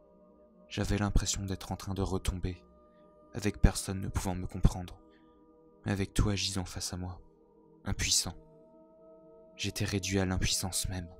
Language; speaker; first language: French; native; French